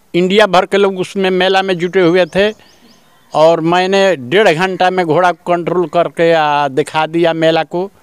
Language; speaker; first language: Hindi; native; Hindi